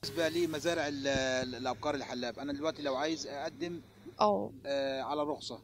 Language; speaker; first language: Arabic; native; Arabic